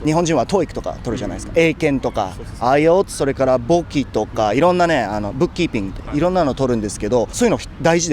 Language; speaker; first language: Japanese; native; Japanese